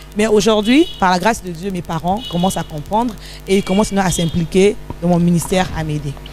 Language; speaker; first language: French; non-native, local second language; Lingala